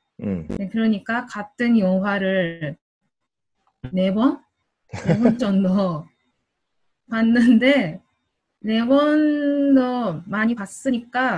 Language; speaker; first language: Korean; non-native, learner; Japanese